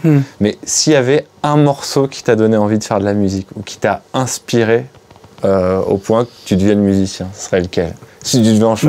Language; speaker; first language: French; native; French